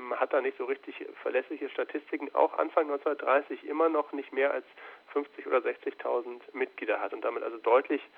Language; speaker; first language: German; native; German